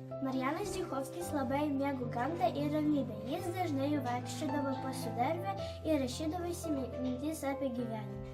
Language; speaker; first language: Lithuanian; non-native, local second language; Polish